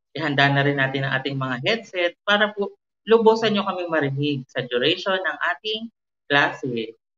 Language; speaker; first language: Filipino; native; Filipino